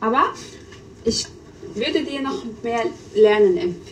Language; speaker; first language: German; non-native, learner; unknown